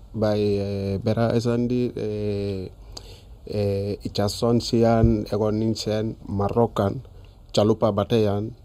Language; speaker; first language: Basque; non-native, learner; Wolof